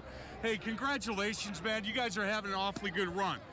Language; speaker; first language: English; native; English